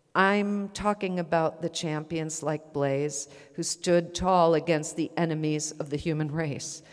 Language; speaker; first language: English; native; English